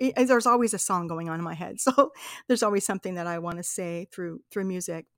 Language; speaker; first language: English; native; English